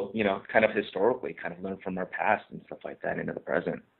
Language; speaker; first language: English; native; English